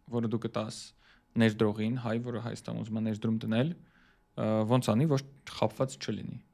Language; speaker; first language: Armenian; early bilingual, heritage; Armenian